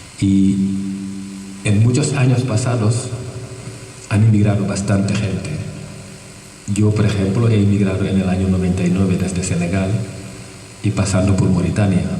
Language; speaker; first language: Spanish; non-native, fluent; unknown